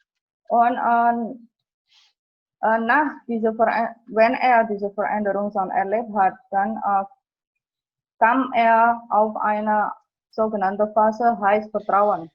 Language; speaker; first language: German; non-native, fluent; Indonesian